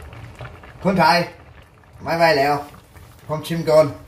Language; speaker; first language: Thai; non-native, learner; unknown